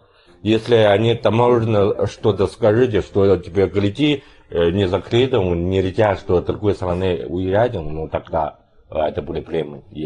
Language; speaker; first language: Russian; non-native, learner; Chinese